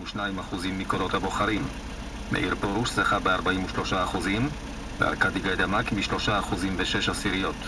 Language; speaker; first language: Hebrew; native; Hebrew